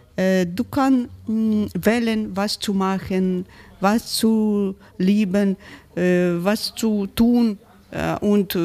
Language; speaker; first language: German; non-native, learner; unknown